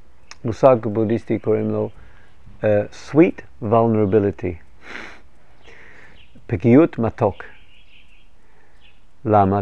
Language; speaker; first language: Hebrew; non-native, fluent; English